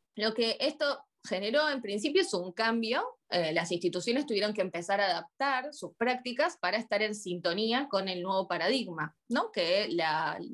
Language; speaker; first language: Spanish; native; Spanish